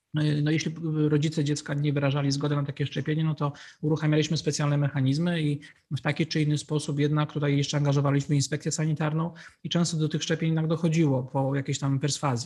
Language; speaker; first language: Polish; native; Polish